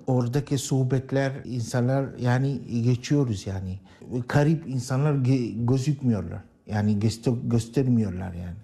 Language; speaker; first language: Turkish; non-native, learner; Arabic